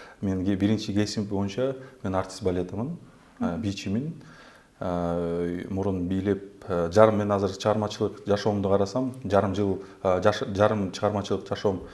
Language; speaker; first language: Kyrgyz; native; Kyrgyz